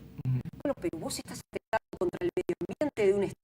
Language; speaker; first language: Spanish; native; Spanish